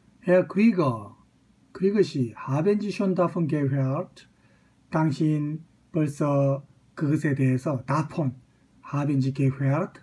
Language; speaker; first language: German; non-native, fluent; Korean